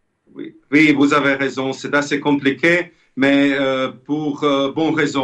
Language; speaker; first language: French; non-native, fluent; Slovak